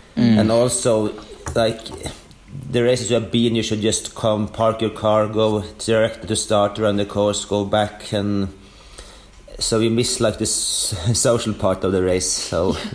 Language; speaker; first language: English; non-native, fluent; Norwegian